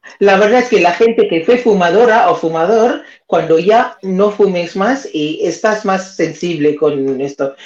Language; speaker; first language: Spanish; non-native, fluent; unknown